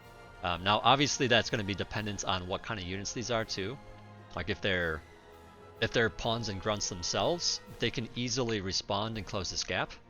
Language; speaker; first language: English; native; English